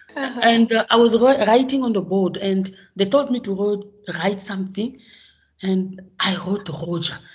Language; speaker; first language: English; non-native, fluent; French